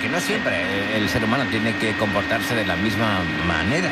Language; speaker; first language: Spanish; native; Spanish